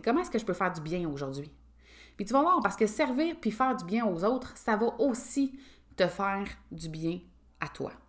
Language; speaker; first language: French; native; French